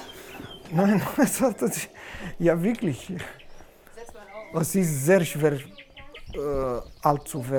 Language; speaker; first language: German; non-native, fluent; Romanian